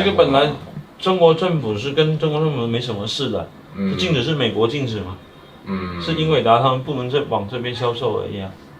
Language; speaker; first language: Chinese; native; Chinese